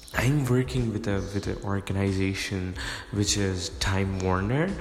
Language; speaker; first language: English; non-native, local second language; Urdu